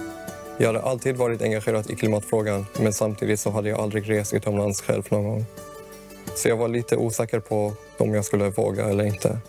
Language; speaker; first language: Swedish; early bilingual, other home language; Persian